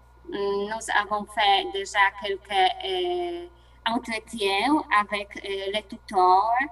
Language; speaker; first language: French; non-native, learner; Polish